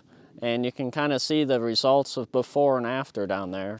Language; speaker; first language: English; native; English